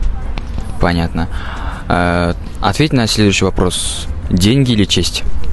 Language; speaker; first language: Russian; non-native, local second language; Kazakh